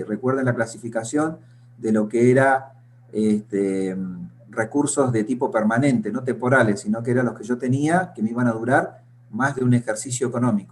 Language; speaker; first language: Spanish; native; Spanish